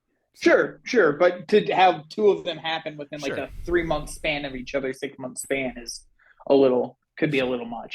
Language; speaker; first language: English; native; English